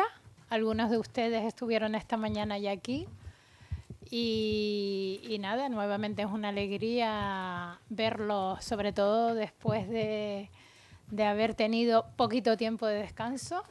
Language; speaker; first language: Spanish; native; Spanish